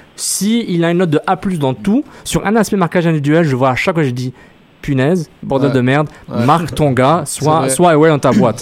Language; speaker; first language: French; native; French